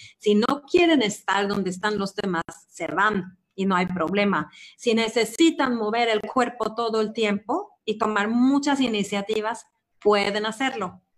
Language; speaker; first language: Spanish; non-native, fluent; Swedish